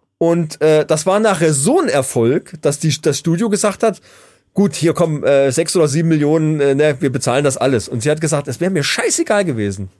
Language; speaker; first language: German; native; German